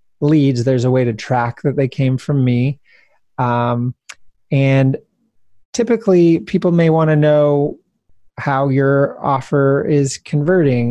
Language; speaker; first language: English; native; English